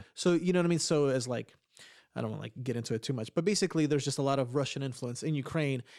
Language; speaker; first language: English; early bilingual, other home language; Ukrainian